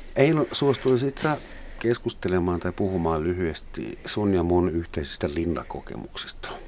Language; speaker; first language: Finnish; non-native, fluent; German